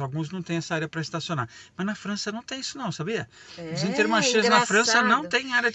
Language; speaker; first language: Portuguese; native; Portuguese